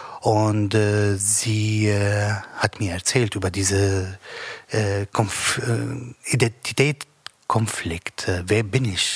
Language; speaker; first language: German; non-native, learner; Arabic